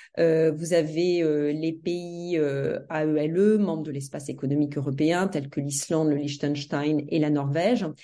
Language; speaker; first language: French; native; French